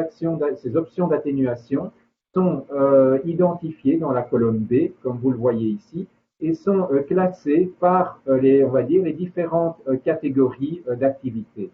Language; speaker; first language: French; native; French